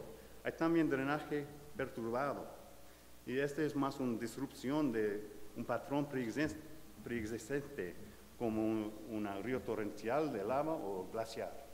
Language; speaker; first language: Spanish; non-native, fluent; English